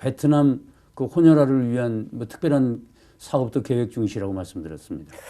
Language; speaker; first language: Korean; native; Korean